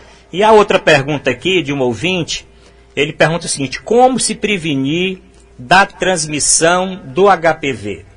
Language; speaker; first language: Portuguese; native; Portuguese